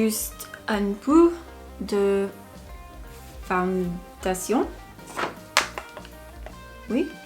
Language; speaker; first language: French; non-native, learner; English